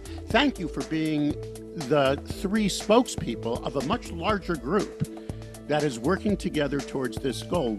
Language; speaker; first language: English; native; English